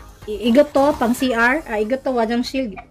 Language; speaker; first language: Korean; non-native, learner; Filipino